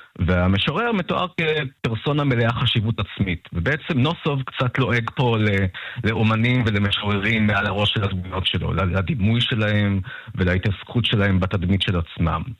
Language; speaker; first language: Hebrew; early bilingual, other home language; Russian